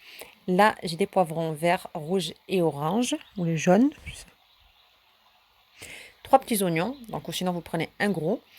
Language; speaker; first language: French; early bilingual, other home language; Turkish